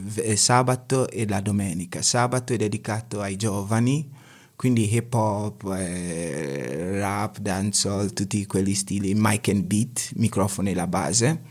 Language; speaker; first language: Italian; non-native, fluent; Akan